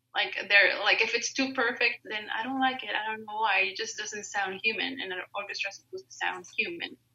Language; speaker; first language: English; non-native, fluent; Spanish